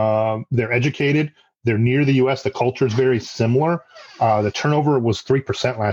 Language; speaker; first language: English; native; English